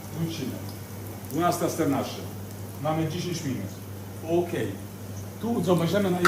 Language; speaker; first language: Polish; non-native, learner; Italian